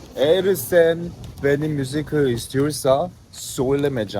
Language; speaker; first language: Turkish; non-native, learner; Korean